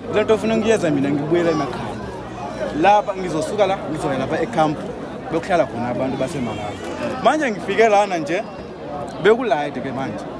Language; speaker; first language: Zulu; non-native, fluent; Nyanja